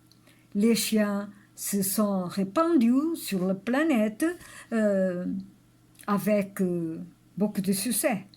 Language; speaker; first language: French; non-native, learner; Portuguese